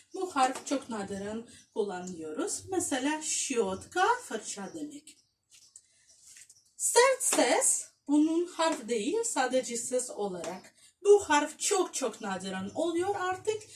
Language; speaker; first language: Turkish; non-native, fluent; Russian